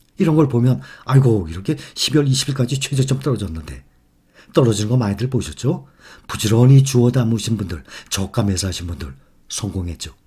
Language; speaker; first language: Korean; native; Korean